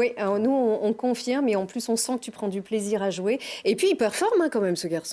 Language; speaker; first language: French; native; French